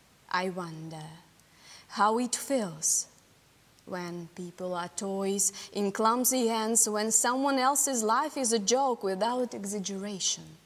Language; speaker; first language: English; non-native, fluent; Ukrainian